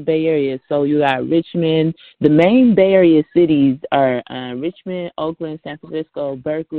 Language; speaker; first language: English; native; English